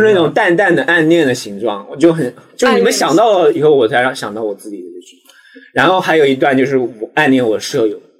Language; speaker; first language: Chinese; native; Chinese